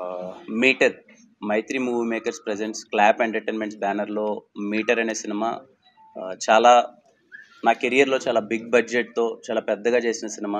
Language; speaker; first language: Telugu; native; Telugu